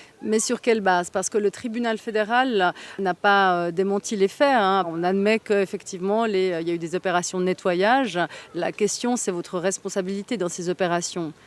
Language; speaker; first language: French; native; French